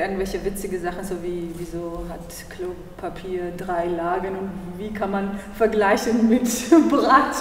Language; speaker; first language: German; non-native, fluent; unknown